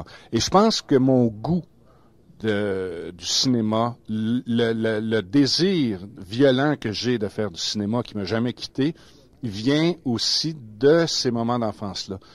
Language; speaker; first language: French; native; French